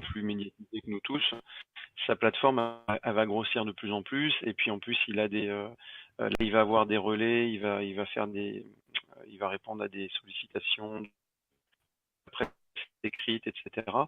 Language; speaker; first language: French; native; French